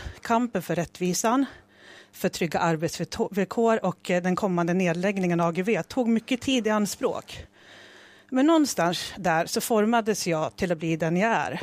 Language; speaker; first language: Swedish; native; Swedish